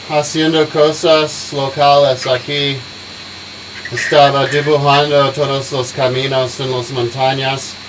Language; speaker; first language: Spanish; non-native, learner; English